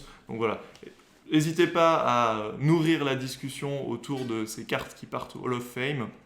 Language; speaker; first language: French; native; French